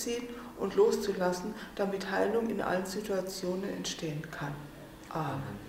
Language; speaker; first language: German; native; German